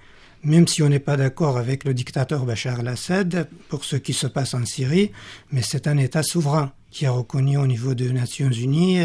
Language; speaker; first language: French; non-native, fluent; Kurdish